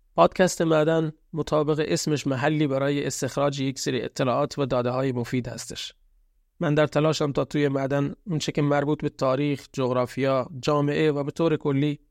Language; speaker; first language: Persian; non-native, local second language; Baluchi